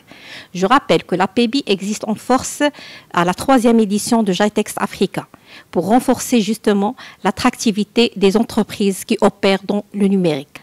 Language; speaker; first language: French; non-native, local second language; Arabic